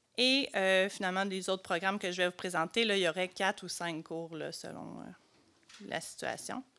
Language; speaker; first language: French; native; French